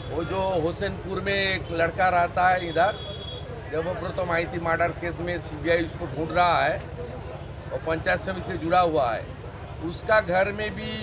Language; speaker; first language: Hindi; non-native, local second language; Bangla